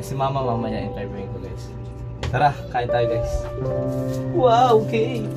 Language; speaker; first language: Filipino; non-native, local second language; Bikol